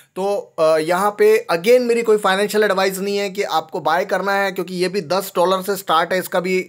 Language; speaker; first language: Hindi; native; Hindi